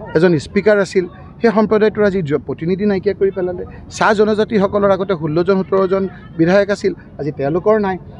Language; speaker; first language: Assamese; native; Assamese